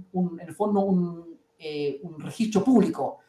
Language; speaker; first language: Spanish; early bilingual, heritage; German